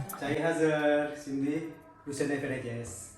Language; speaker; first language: Turkish; non-native, learner; Indonesian